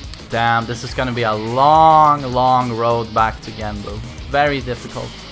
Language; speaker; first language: English; non-native, fluent; Swedish